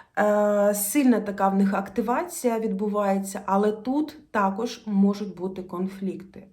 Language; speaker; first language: Ukrainian; non-native, local second language; Russian